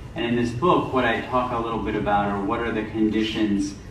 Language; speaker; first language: English; native; English